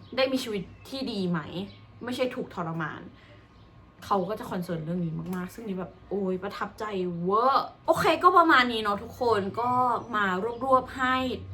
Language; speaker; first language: Thai; native; Thai